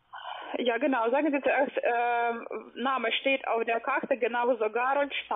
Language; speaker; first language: German; non-native, learner; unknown